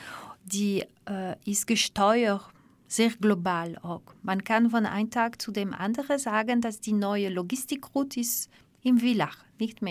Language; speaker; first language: German; non-native, fluent; French